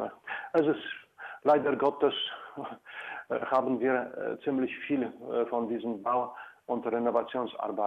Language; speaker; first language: German; non-native, fluent; Polish